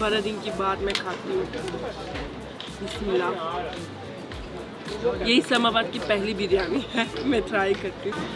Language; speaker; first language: Hindi; non-native, learner; Turkish